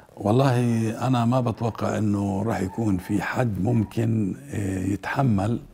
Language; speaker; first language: Arabic; native; Arabic